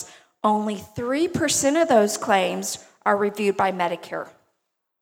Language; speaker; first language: English; native; English